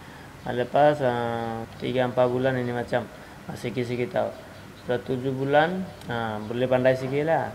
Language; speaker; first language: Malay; non-native, learner; Bangla